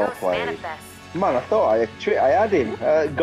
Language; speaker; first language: English; native; English